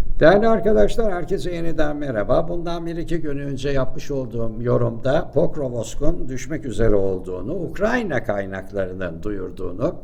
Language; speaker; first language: Turkish; native; Turkish